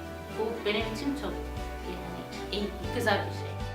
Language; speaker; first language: Turkish; non-native, learner; Arabic